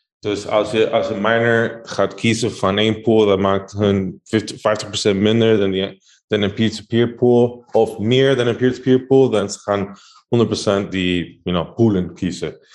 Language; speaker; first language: Dutch; non-native, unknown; Spanish